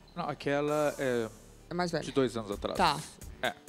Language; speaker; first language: Portuguese; native; Portuguese